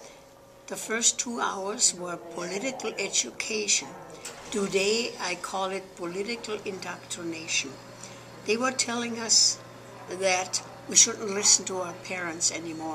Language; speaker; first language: English; non-native, fluent; German